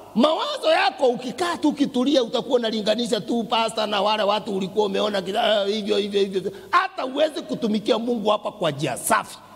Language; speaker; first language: Swahili; non-native, local second language; Kikuyu